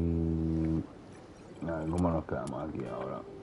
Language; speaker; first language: Spanish; non-native, fluent; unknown